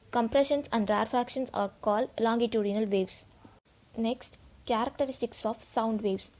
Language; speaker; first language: English; non-native, local second language; Tamil